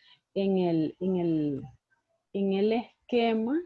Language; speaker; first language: Spanish; native; Spanish